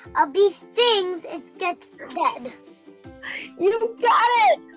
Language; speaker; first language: English; native; English